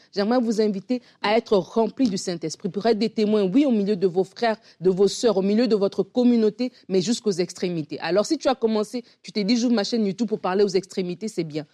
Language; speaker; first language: French; native; French